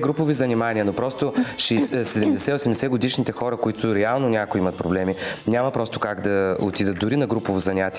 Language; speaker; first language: Bulgarian; native; Bulgarian